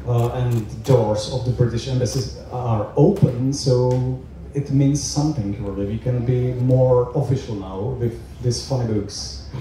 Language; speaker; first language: English; non-native, fluent; Czech